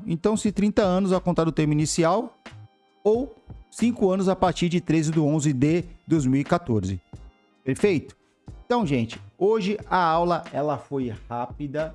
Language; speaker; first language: Portuguese; native; Portuguese